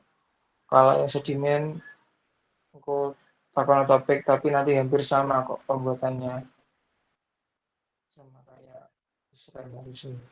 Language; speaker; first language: Indonesian; non-native, local second language; Javanese